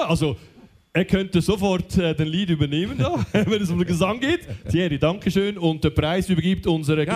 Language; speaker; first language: German; native; German